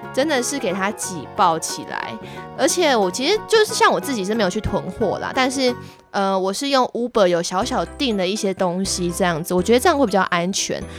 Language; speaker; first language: Chinese; non-native, local second language; Hakka Chinese